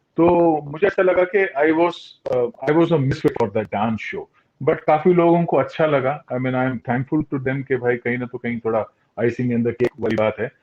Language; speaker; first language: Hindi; non-native, local second language; Tulu